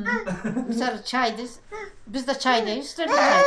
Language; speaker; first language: Turkish; non-native, local second language; Kyrgyz